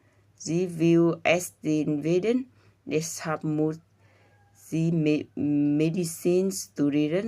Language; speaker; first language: German; non-native, learner; Vietnamese